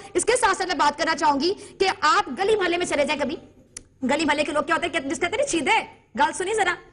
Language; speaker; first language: Urdu; native; Urdu